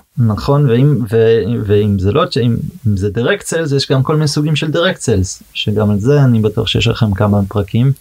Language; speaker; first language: Hebrew; early bilingual, heritage; Hebrew